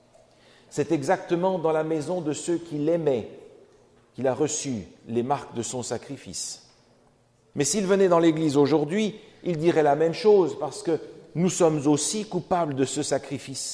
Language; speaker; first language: French; native; French